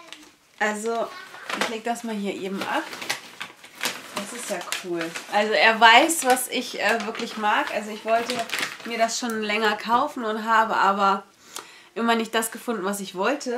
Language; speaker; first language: German; native; German